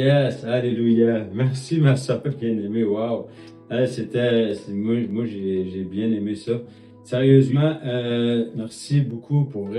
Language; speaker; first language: French; native; French